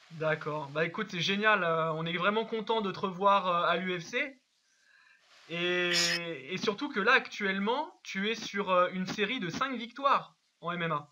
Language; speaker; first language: French; native; French